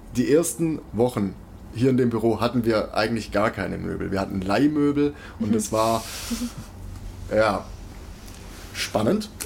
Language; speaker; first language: German; native; German